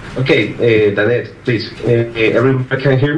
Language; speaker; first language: English; non-native, learner; Spanish